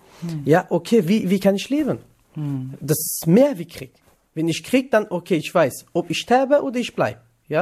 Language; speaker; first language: German; non-native, learner; Kurdish